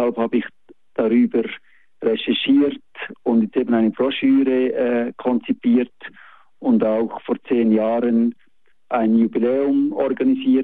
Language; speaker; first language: German; native; German